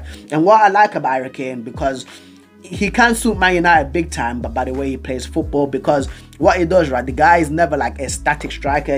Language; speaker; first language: English; native; English